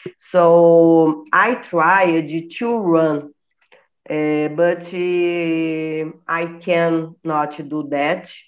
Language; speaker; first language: English; non-native, learner; Portuguese